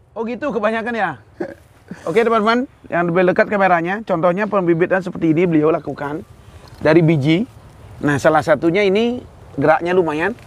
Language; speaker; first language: Indonesian; native; Indonesian